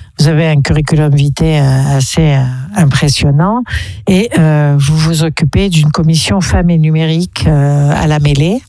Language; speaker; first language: French; native; French